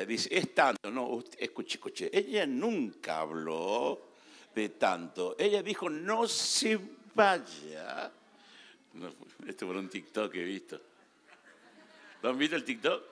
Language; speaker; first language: Spanish; native; Spanish